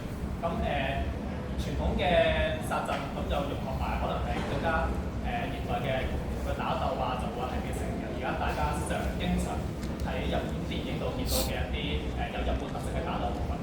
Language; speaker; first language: Cantonese; native; Cantonese